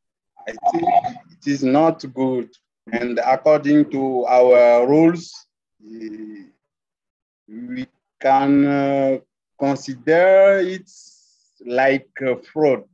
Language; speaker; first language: English; non-native, learner; French